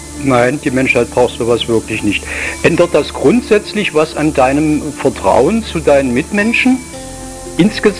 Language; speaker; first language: German; native; German